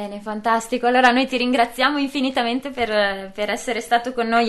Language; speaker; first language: Italian; native; Italian